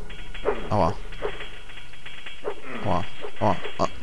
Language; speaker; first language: Polish; native; Polish